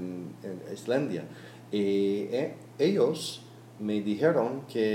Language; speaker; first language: Spanish; non-native, learner; English